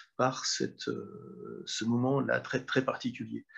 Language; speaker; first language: French; native; French